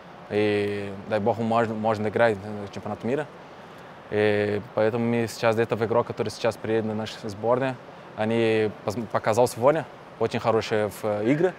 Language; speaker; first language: Russian; non-native, learner; Portuguese